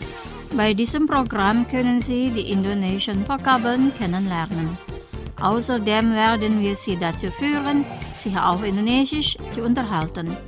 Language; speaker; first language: German; non-native, fluent; Indonesian